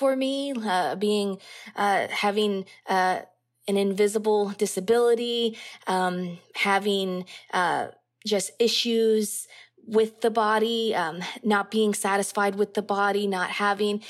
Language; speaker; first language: English; native; English